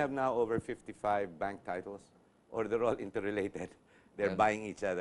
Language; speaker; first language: English; non-native, local second language; Filipino